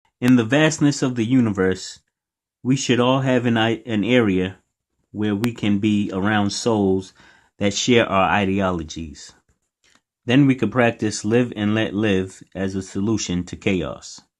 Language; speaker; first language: English; native; English